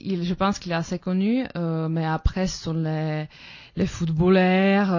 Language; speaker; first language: French; non-native, fluent; Czech